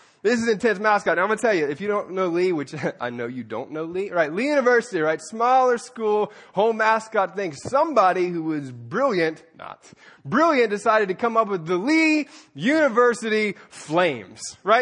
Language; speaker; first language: English; native; English